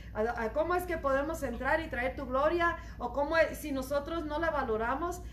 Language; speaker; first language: Spanish; early bilingual, heritage; Spanish